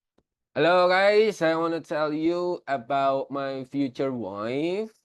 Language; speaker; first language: English; non-native, fluent; Indonesian